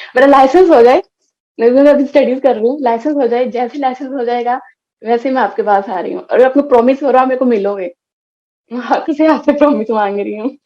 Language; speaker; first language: Hindi; non-native, local second language; Punjabi